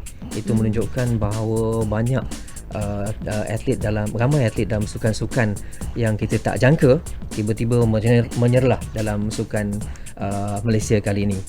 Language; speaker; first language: Malay; native; Malay